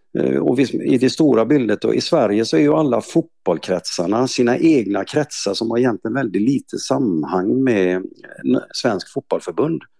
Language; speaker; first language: Swedish; native; Swedish